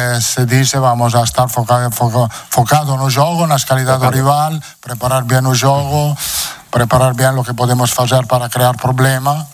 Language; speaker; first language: Portuguese; non-native, fluent; Italian